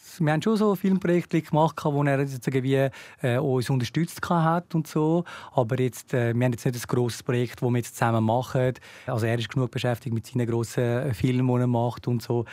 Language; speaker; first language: German; early bilingual, other home language; Tamil